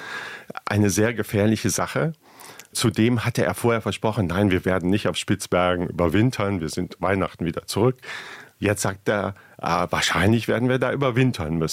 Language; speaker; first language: German; native; German